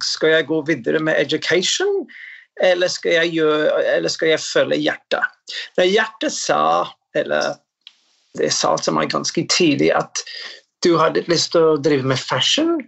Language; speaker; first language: Norwegian; non-native, fluent; English